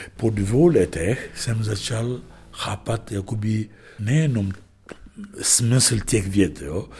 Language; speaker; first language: Czech; non-native, fluent; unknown